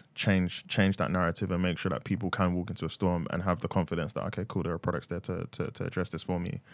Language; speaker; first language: English; native; English